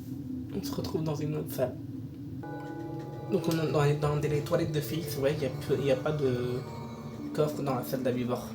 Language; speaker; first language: French; native; French